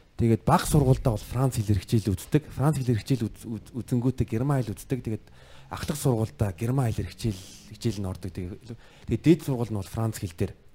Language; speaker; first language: Mongolian; early bilingual, heritage; Mongolian